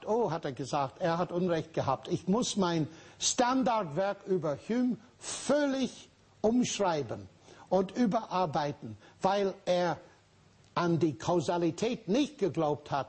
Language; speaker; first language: German; non-native, fluent; English